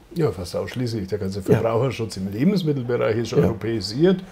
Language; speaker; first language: German; native; German